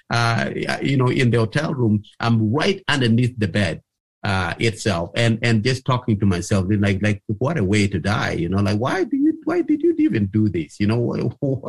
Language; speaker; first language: English; non-native, local second language; Acoli